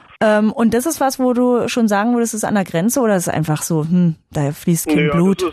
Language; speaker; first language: German; native; German